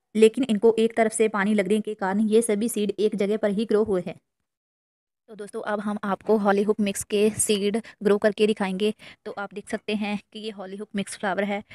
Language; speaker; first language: Hindi; non-native, local second language; Punjabi